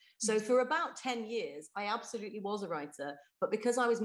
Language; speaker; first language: English; native; English